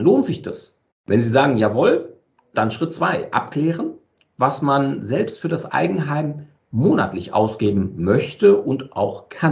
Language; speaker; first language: German; native; German